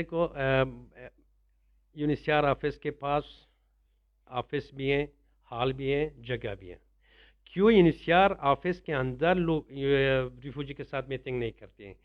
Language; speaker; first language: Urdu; non-native, learner; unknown